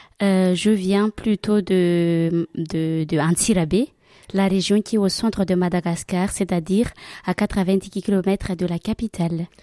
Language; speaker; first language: French; non-native, local second language; Malagasy